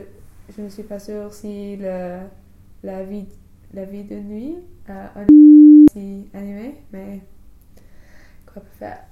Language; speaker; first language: French; non-native, learner; English